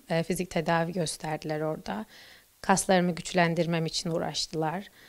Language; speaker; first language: Turkish; native; Turkish